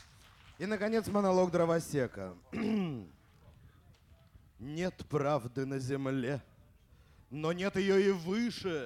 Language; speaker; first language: Russian; native; Russian